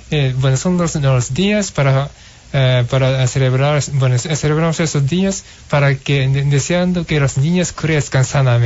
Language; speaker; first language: Spanish; non-native, fluent; Japanese